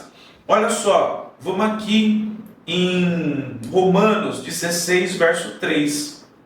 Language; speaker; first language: Portuguese; native; Portuguese